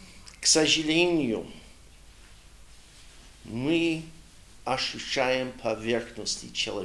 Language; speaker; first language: Russian; non-native, learner; English